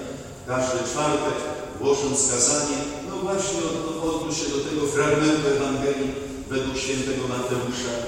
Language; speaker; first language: Polish; native; Polish